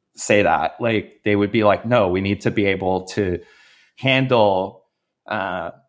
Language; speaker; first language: English; native; English